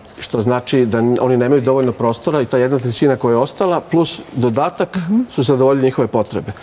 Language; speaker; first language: Serbian; native; Serbian